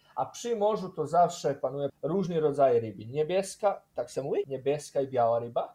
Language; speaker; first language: Polish; non-native, learner; Croatian